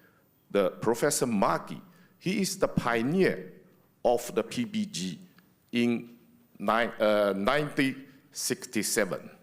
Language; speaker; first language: English; non-native, fluent; Chinese